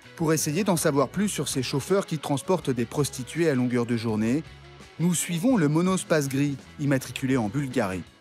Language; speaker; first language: French; native; French